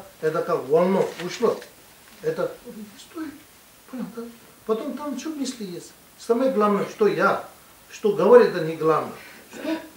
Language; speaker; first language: Russian; non-native, learner; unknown